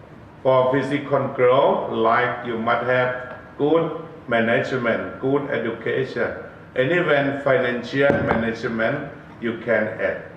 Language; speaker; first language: English; non-native, learner; Thai